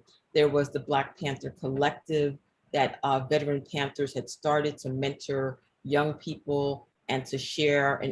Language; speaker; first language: English; native; English